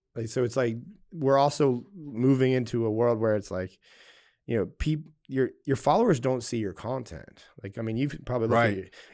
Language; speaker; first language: English; native; English